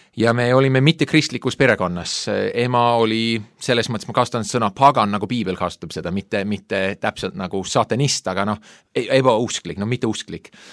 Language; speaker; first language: Estonian; non-native, fluent; English